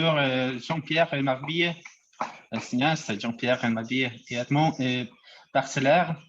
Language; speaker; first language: French; non-native, learner; Spanish